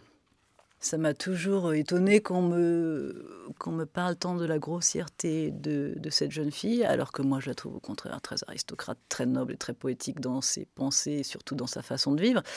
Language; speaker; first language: French; native; French